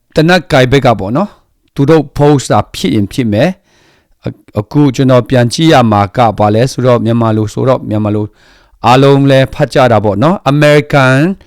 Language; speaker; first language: Burmese; non-native, local second language; Hakha Chin